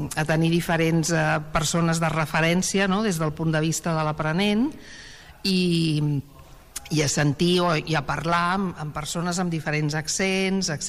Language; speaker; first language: Catalan; native; Catalan